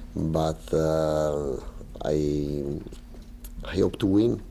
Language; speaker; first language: English; non-native, learner; Italian